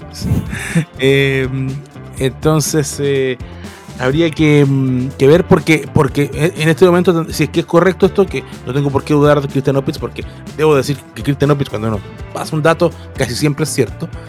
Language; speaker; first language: Spanish; native; Spanish